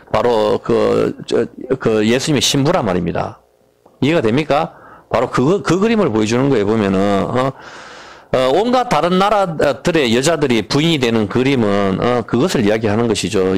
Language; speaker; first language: Korean; native; Korean